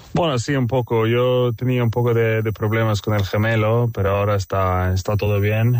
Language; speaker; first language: Spanish; non-native, fluent; Swedish